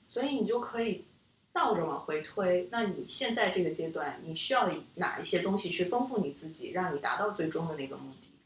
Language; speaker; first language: Chinese; native; Chinese